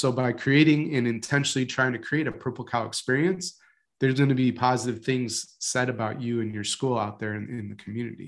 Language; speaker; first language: English; native; English